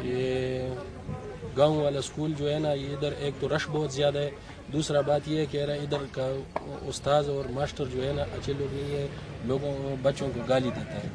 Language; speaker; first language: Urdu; non-native, local second language; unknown